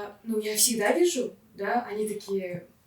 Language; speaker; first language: Russian; non-native, local second language; Kazakh